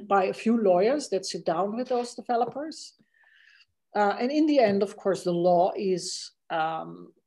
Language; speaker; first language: English; non-native, fluent; Dutch